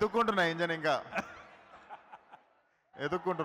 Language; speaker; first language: Telugu; native; Telugu